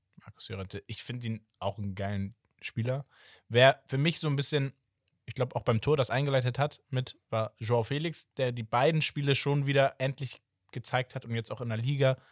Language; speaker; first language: German; early bilingual, other home language; Portuguese